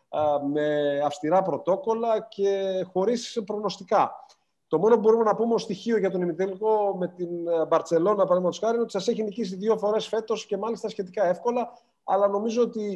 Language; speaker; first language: Greek; native; Greek